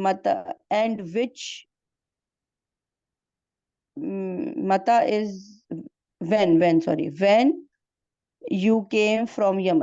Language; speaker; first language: English; non-native, learner; Arabic